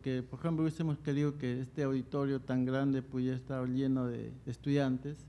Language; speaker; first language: Spanish; native; Spanish